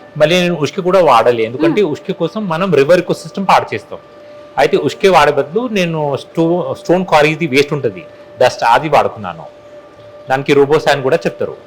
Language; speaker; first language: Telugu; non-native, local second language; Punjabi